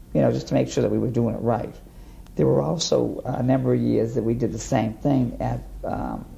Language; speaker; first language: English; native; English